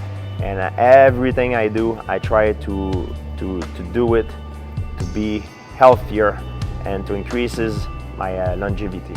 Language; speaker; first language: English; non-native, fluent; French